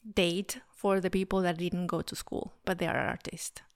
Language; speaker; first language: English; non-native, fluent; Spanish